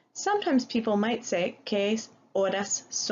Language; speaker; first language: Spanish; non-native, fluent; English